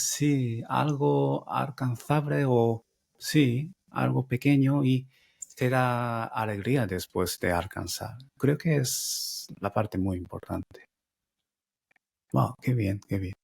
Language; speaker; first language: Spanish; non-native, fluent; Japanese